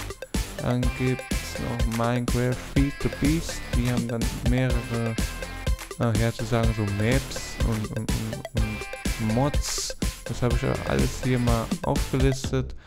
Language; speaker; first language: German; native; German